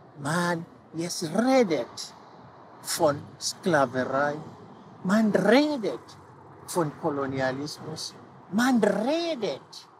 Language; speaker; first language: German; non-native, fluent; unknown